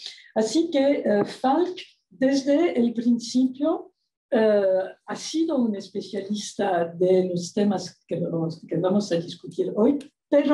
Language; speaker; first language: Spanish; non-native, fluent; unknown